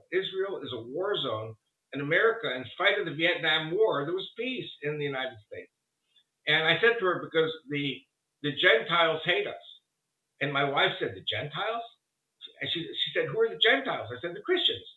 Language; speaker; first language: English; early bilingual, other home language; Spanish